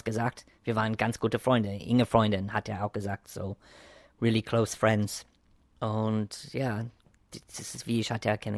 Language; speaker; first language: German; non-native, fluent; English